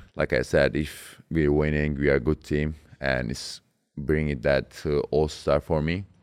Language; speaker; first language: English; non-native, learner; Turkish